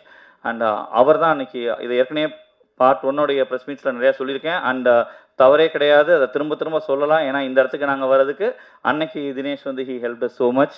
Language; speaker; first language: Tamil; native; Tamil